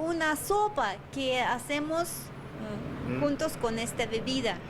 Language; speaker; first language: Spanish; non-native, learner; Russian